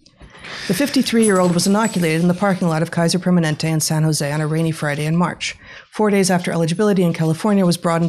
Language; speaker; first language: English; native; English